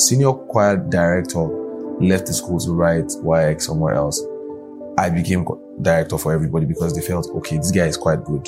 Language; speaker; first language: English; non-native, local second language; Yoruba